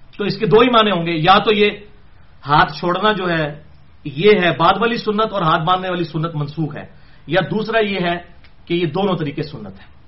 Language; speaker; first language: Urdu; non-native, local second language; Punjabi